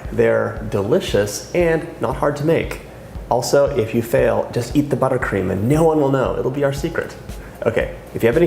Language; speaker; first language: English; native; English